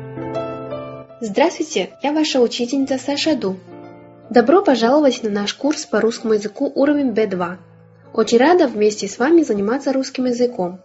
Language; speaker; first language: Russian; non-native, fluent; Chinese